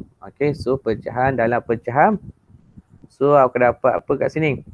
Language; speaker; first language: Malay; native; Malay